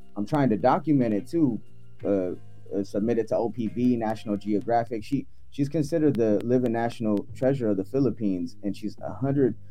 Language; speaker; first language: English; native; English